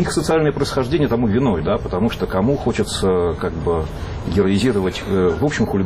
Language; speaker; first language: Russian; native; Russian